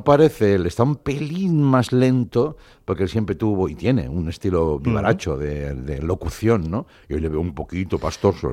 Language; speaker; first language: Spanish; non-native, local second language; Catalan